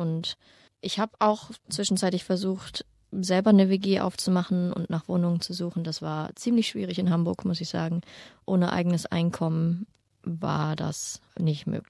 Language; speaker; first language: German; native; German